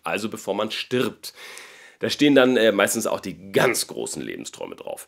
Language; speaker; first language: German; native; German